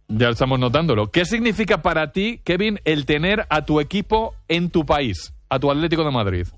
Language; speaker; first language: Spanish; native; Spanish